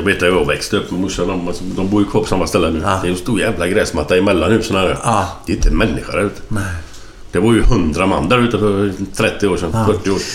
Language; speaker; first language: Swedish; native; Swedish